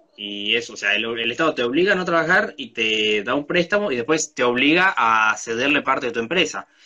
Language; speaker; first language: Spanish; native; Spanish